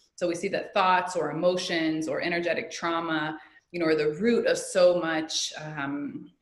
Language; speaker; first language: English; native; English